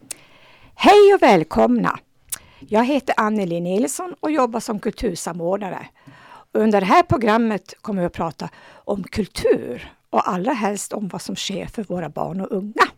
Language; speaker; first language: Swedish; native; Swedish